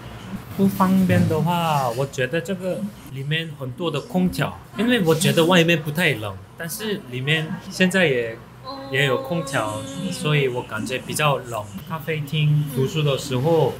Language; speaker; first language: Chinese; non-native, learner; Korean